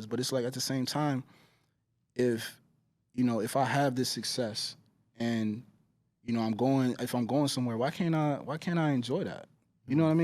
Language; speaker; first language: English; native; English